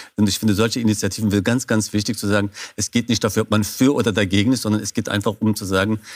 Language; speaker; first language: German; non-native, fluent; Kurdish